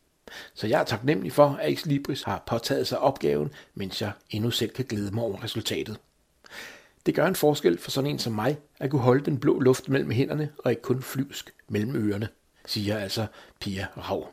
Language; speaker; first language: Danish; native; Danish